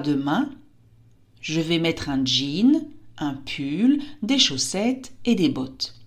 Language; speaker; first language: French; native; French